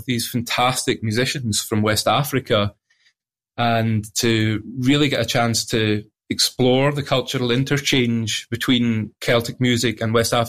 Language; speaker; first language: English; native; English